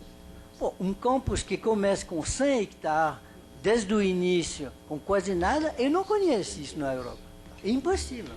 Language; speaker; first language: Portuguese; non-native, fluent; French